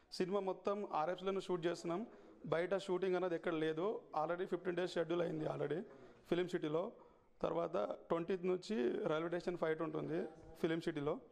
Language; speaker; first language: Telugu; native; Telugu